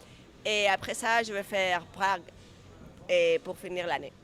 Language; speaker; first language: French; non-native, fluent; Spanish